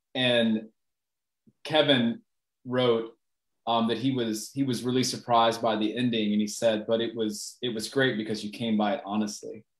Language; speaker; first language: English; native; English